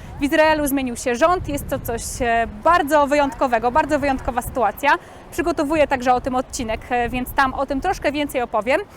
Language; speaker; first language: Polish; native; Polish